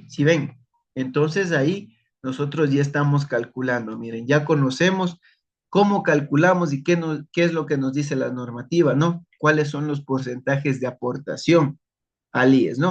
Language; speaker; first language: Spanish; native; Spanish